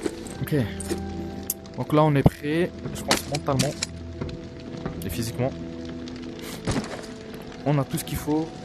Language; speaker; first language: French; native; French